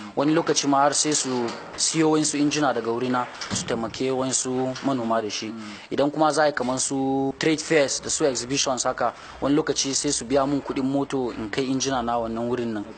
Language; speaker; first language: Hausa; non-native, local second language; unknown